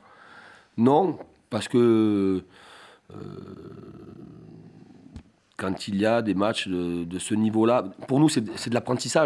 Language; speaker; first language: French; native; French